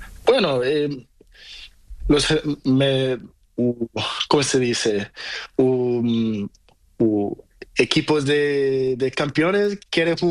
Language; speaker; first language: Spanish; non-native, learner; Portuguese